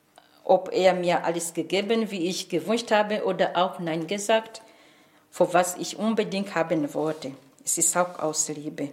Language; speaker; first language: German; non-native, learner; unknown